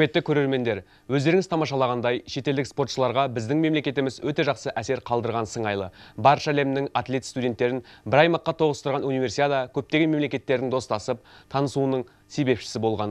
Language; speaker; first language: Kazakh; native; Kazakh